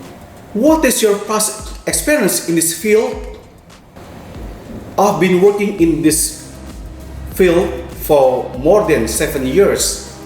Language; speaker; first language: English; non-native, fluent; Indonesian